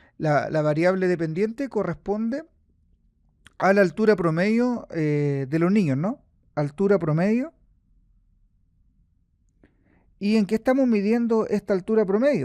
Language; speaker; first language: Spanish; native; Spanish